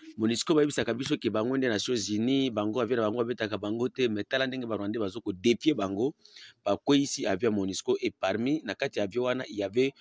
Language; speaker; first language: Lingala; non-native, local second language; Swahili